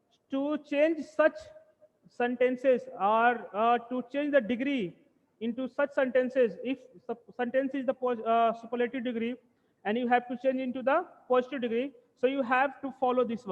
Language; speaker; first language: English; non-native, local second language; Hindi